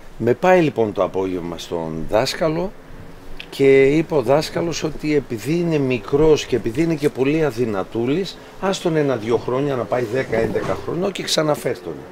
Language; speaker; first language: Greek; early bilingual, other home language; English